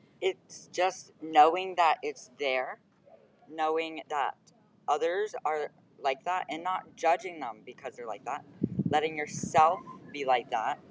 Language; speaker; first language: English; native; English